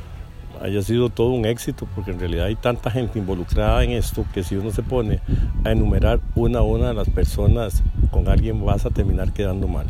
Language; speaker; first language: Spanish; native; Spanish